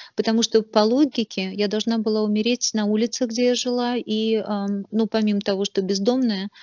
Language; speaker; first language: Russian; native; Russian